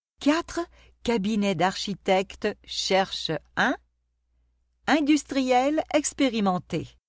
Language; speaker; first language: French; non-native, local second language; Arabic